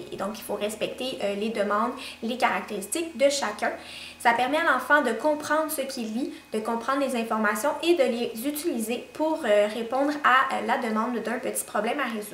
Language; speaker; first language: French; native; French